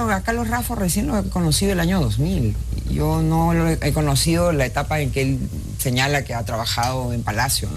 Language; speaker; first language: Spanish; native; Spanish